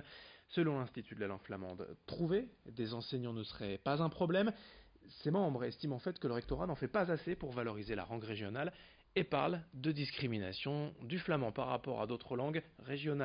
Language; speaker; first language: French; native; French